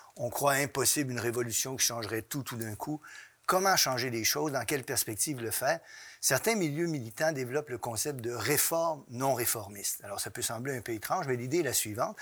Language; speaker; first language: French; native; French